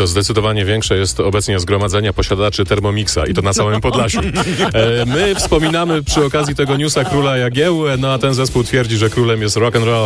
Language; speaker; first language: Polish; native; Polish